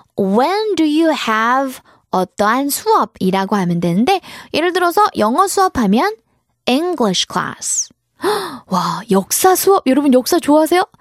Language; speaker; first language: Korean; native; Korean